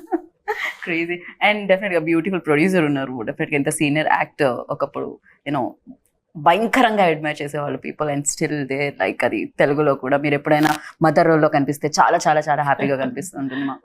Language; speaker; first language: Telugu; native; Telugu